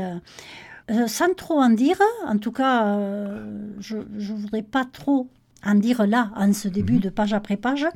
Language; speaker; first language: French; native; French